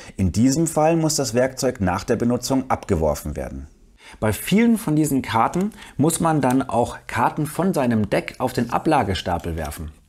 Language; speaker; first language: German; native; German